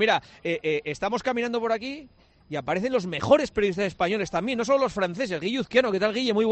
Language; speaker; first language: Spanish; native; Spanish